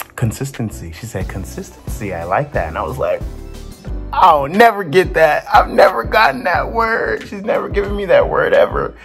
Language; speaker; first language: English; native; English